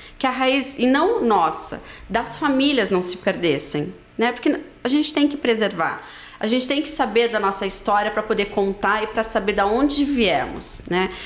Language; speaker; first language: Portuguese; native; Portuguese